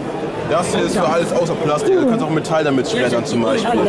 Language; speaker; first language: German; native; German